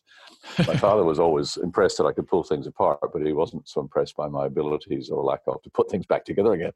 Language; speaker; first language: English; native; English